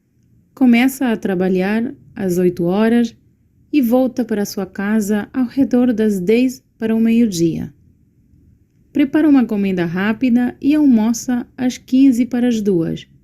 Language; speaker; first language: Portuguese; non-native, learner; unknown